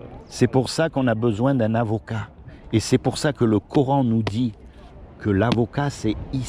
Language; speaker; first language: French; native; French